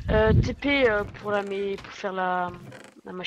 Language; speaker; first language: French; native; French